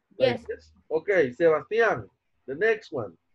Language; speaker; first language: English; non-native, fluent; Spanish